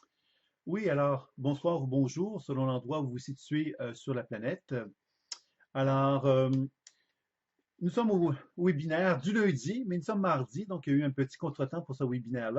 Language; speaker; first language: French; native; French